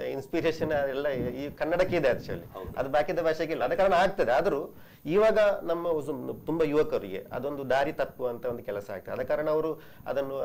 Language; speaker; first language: Kannada; non-native, local second language; Tulu